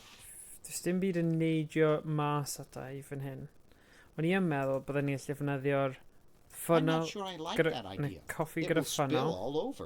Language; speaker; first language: Welsh; native; Welsh